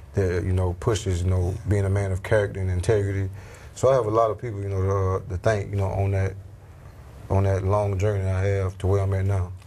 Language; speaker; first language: English; native; English